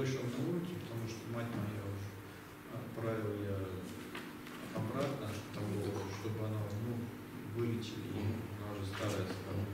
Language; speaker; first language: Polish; non-native, learner; Russian